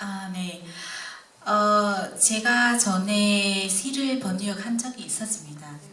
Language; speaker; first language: Korean; non-native, fluent; Vietnamese